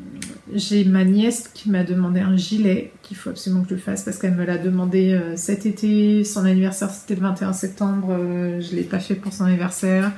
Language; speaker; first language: French; native; French